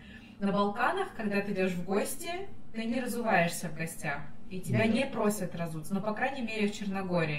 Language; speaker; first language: Russian; native; Russian